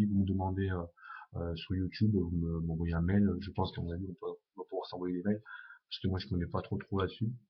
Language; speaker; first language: French; native; French